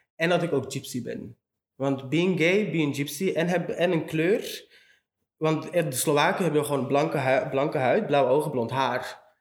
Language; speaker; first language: Dutch; early bilingual, other home language; Romany